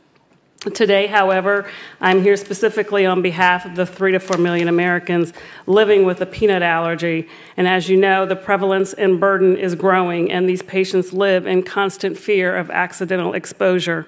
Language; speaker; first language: English; native; English